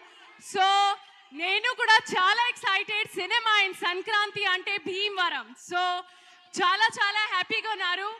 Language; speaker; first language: Telugu; non-native, learner; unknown